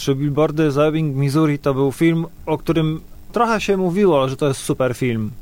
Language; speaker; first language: Polish; native; Polish